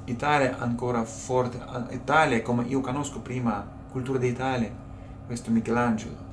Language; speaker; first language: Italian; non-native, learner; Russian